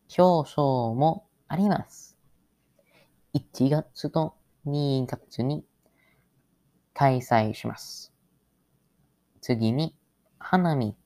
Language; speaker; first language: Japanese; non-native, learner; English